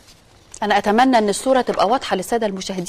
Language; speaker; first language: Arabic; native; Arabic